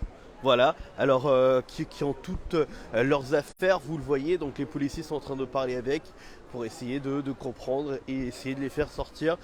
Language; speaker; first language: French; native; French